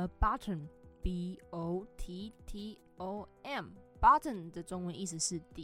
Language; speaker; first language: Chinese; native; Chinese